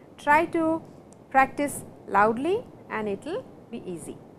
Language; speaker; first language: English; non-native, local second language; Hindi